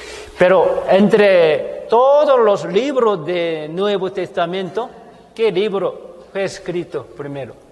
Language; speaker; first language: Spanish; non-native, fluent; Korean